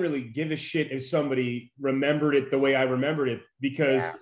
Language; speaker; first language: English; native; English